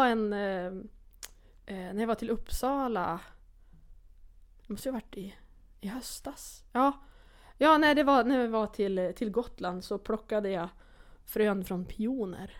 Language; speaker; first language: Swedish; native; Swedish